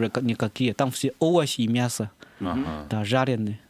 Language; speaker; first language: Russian; non-native, learner; Chinese